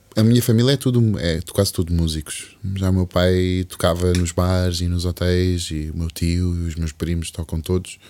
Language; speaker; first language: Portuguese; early bilingual, other home language; English